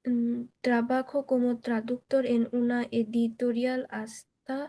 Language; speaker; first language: Spanish; non-native, learner; Bangla